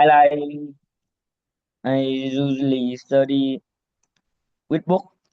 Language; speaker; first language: English; non-native, learner; Vietnamese